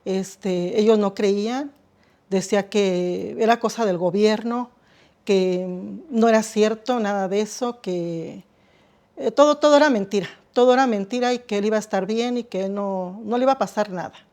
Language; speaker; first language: Spanish; native; Spanish